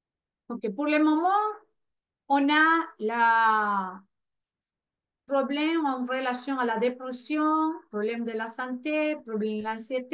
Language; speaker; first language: French; non-native, fluent; Spanish